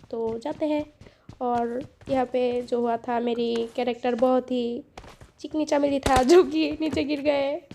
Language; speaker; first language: Hindi; non-native, fluent; Bangla